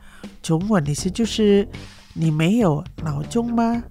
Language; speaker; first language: Chinese; non-native, fluent; Indonesian